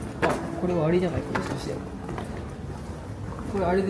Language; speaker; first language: Japanese; native; Japanese